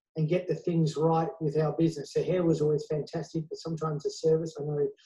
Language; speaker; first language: English; native; English